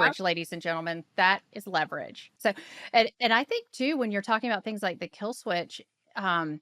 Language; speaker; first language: English; native; English